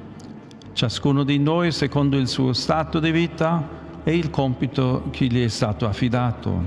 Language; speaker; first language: Italian; non-native, fluent; English